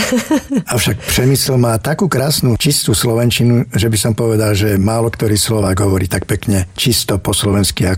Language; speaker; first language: Slovak; native; Slovak